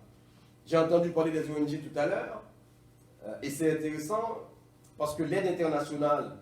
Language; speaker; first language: French; non-native, local second language; Haitian Creole